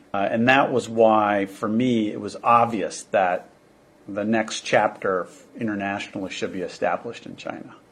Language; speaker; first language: English; native; English